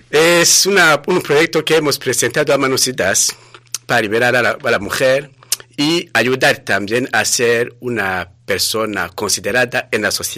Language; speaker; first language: Spanish; non-native, fluent; Rundi